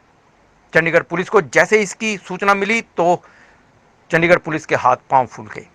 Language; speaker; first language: Hindi; native; Hindi